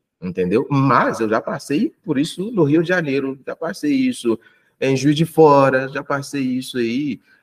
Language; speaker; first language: Portuguese; non-native, fluent; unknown